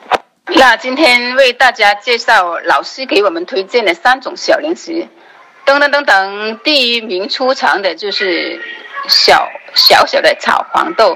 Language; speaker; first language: Chinese; native; Chinese